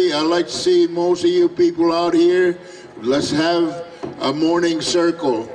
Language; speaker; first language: English; native; English